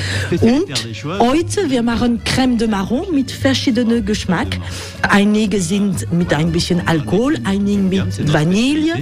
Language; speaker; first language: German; non-native, learner; French